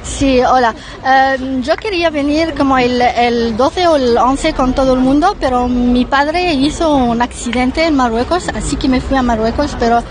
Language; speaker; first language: Spanish; non-native, learner; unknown